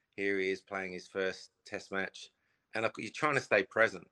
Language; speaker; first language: English; native; English